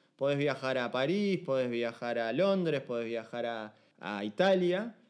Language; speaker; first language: Spanish; native; Spanish